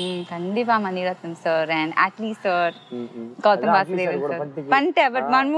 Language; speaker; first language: Tamil; non-native, fluent; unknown